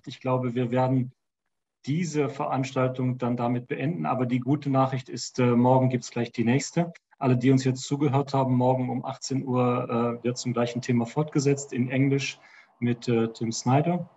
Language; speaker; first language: German; native; German